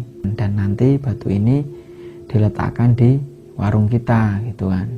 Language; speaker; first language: Indonesian; native; Indonesian